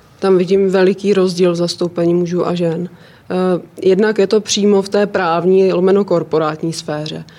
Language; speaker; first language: Czech; native; Czech